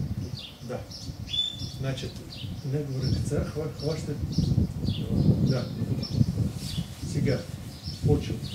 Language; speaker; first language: Bulgarian; non-native, learner; Russian